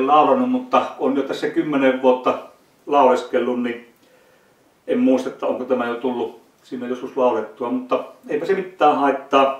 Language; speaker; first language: Finnish; native; Finnish